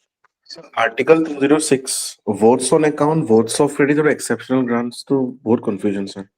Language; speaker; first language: English; non-native, local second language; Assamese